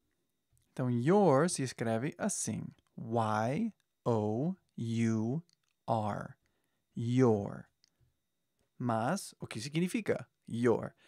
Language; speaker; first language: Portuguese; non-native, fluent; English